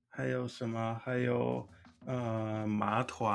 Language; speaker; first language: Chinese; non-native, learner; English